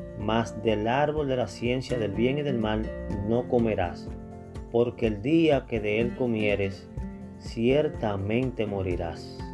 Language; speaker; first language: Spanish; native; Spanish